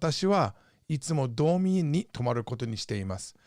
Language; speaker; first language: Japanese; non-native, fluent; English